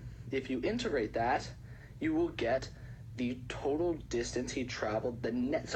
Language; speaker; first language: English; native; English